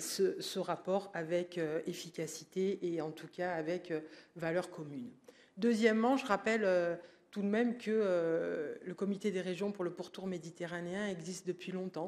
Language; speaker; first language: French; native; French